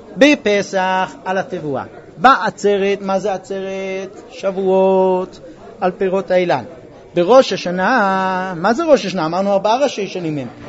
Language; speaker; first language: Hebrew; non-native, fluent; English